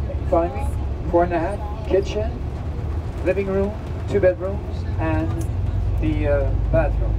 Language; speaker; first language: English; non-native, fluent; French